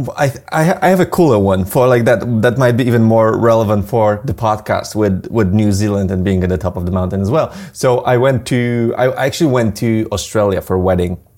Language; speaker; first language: English; non-native, fluent; Polish